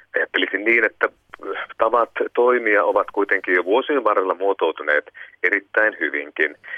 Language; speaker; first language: Finnish; native; Finnish